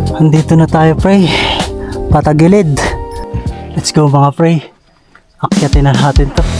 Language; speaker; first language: Filipino; non-native, local second language; Hiligaynon